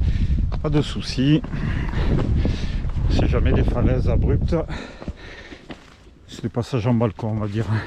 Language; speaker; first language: French; native; French